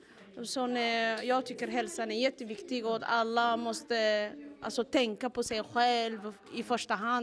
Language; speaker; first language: Swedish; non-native, fluent; Somali